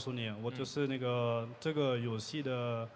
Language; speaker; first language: Chinese; non-native, learner; French